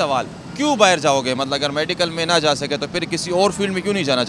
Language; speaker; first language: Urdu; native; Urdu